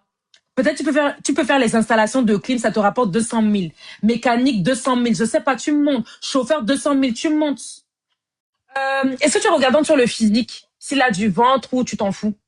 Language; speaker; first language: French; native; French